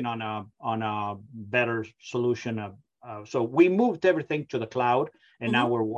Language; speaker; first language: English; non-native, fluent; Spanish